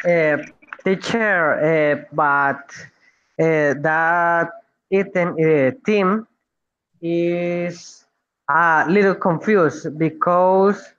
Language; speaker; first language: English; non-native, learner; Spanish